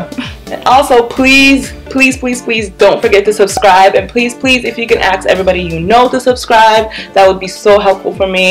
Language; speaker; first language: English; native; English